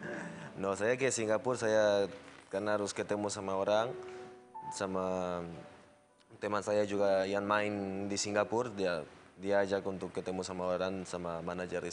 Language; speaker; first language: Indonesian; non-native, learner; Spanish